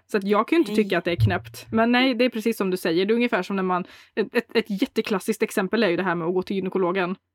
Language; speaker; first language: Swedish; early bilingual, other home language; Bosnian